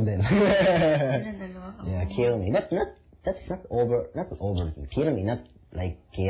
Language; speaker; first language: English; non-native, learner; Japanese